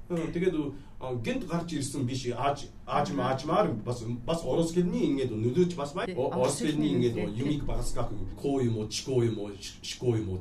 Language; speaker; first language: Mongolian; non-native, fluent; Japanese